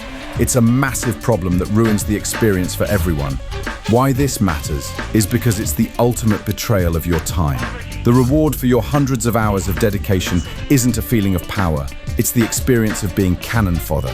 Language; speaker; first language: English; native; English